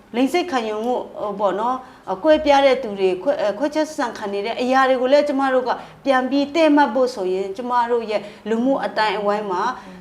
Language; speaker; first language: Burmese; non-native, local second language; Kachin